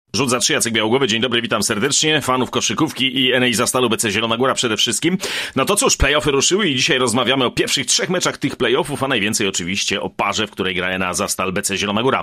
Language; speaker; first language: Polish; native; Polish